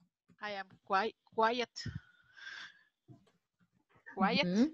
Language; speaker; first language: English; non-native, learner; Spanish